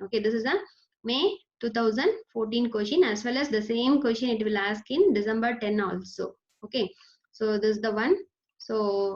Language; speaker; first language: English; non-native, local second language; Tamil